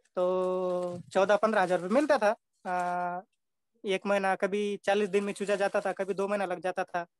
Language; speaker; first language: Hindi; non-native, local second language; Marathi